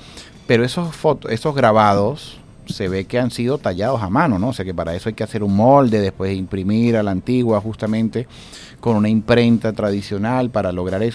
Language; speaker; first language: Spanish; native; Spanish